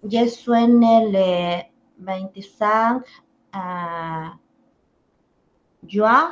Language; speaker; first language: French; non-native, learner; Spanish